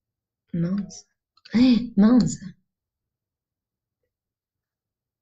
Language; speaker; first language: French; non-native, fluent; Spanish